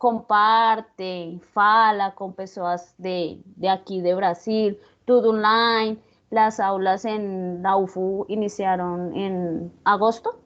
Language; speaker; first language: Portuguese; non-native, learner; Spanish